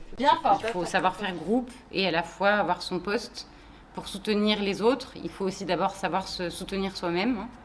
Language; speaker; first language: French; native; French